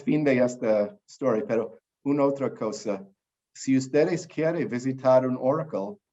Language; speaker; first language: Spanish; non-native, learner; English